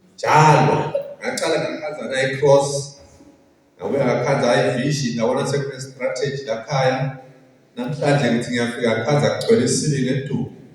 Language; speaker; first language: Zulu; non-native, local second language; Swati